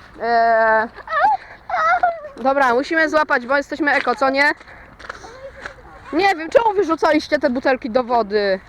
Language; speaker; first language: Polish; native; Polish